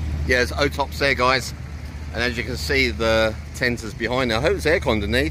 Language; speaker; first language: English; native; English